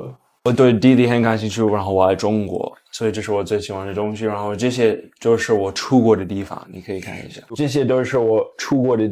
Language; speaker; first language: Chinese; non-native, fluent; English